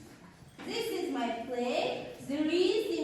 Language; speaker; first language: English; non-native, learner; Kazakh